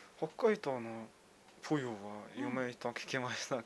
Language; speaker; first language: Japanese; non-native, learner; Mongolian